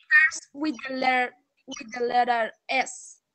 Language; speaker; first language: English; non-native, learner; Spanish